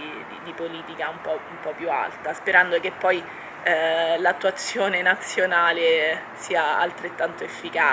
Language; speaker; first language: Italian; native; Italian